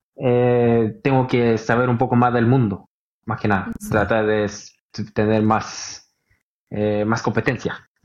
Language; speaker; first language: Spanish; early bilingual, heritage; Norwegian